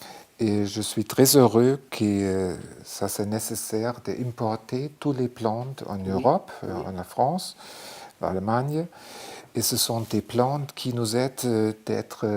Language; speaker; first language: French; non-native, fluent; German